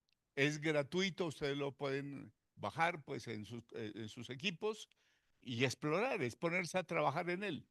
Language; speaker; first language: Spanish; native; Spanish